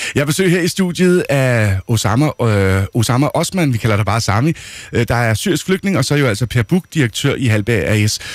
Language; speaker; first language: Danish; native; Danish